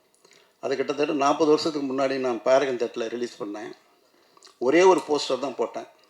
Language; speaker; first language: Tamil; native; Tamil